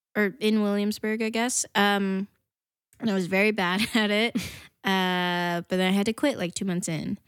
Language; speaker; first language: English; native; English